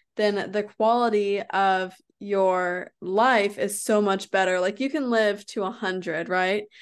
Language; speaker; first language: English; native; English